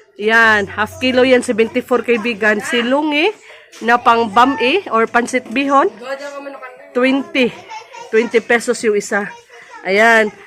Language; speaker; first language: Filipino; non-native, local second language; Cebuano